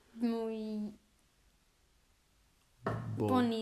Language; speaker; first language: Spanish; non-native, learner; English